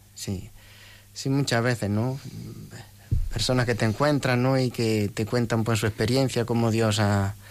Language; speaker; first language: Spanish; native; Spanish